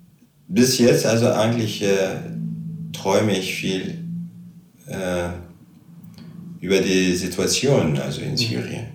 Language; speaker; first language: German; non-native, local second language; Arabic